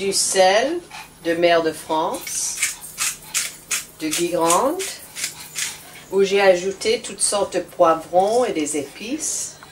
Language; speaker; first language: French; non-native, learner; English